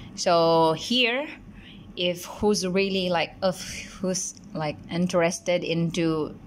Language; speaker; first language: English; non-native, local second language; Cebuano